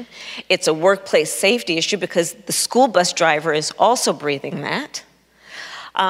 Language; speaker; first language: English; native; English